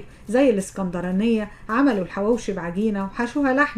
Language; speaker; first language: Arabic; native; Arabic